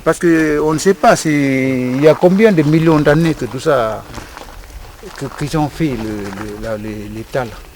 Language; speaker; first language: French; non-native, local second language; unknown